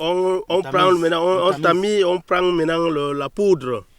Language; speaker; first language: French; non-native, local second language; Fula